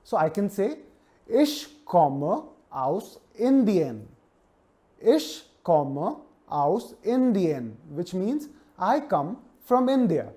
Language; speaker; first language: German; non-native, fluent; Hindi